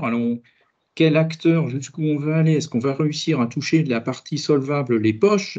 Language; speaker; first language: French; native; French